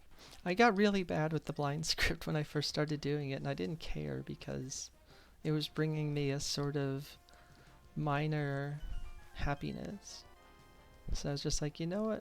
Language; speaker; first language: English; native; English